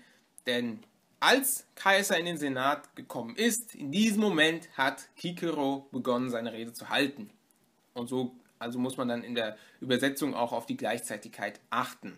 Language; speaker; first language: German; native; German